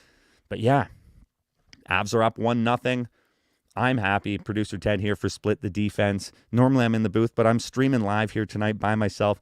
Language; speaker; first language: English; native; English